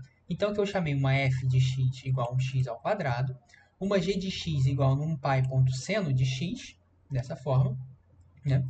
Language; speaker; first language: Portuguese; native; Portuguese